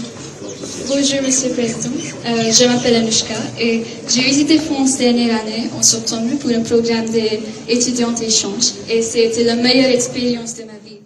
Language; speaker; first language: French; non-native, learner; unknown